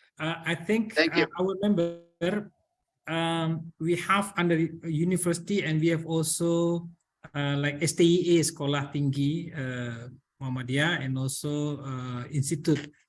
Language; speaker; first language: English; non-native, learner; Indonesian